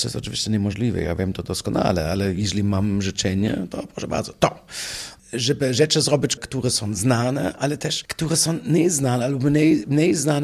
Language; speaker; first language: Polish; non-native, fluent; German